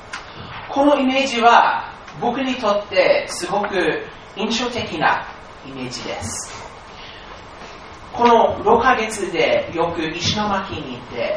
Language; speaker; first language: Japanese; non-native, fluent; English